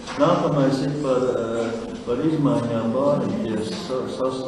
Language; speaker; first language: Latvian; native; Latvian